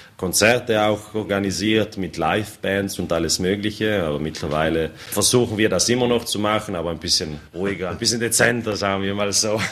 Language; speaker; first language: German; non-native, local second language; Ladin